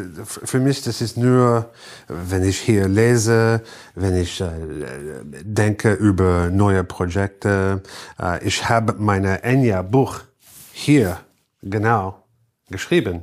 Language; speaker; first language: German; non-native, learner; English